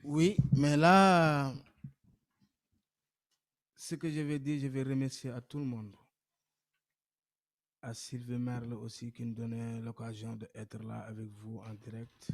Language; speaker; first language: French; non-native, local second language; Wolof